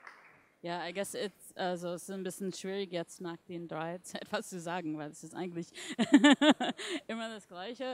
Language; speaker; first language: German; non-native, fluent; English